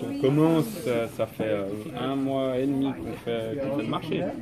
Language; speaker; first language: French; native; French